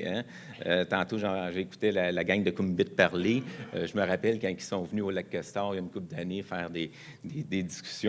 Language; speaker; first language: French; native; French